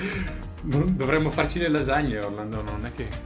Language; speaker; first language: Italian; native; Italian